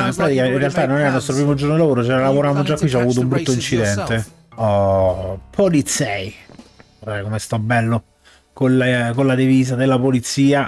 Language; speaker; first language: Italian; native; Italian